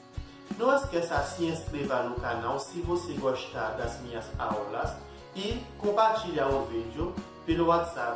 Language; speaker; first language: Portuguese; non-native, fluent; Haitian Creole